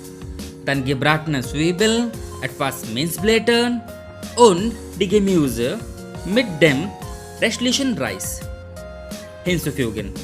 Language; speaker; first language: German; non-native, fluent; Hindi